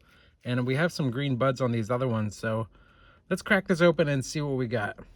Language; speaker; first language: English; native; English